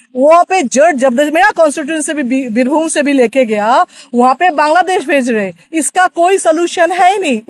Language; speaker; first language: Hindi; non-native, local second language; Bangla